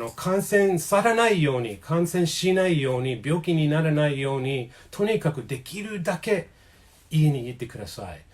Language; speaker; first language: Japanese; non-native, fluent; English